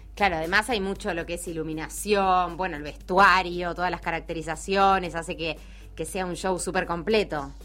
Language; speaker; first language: Spanish; native; Spanish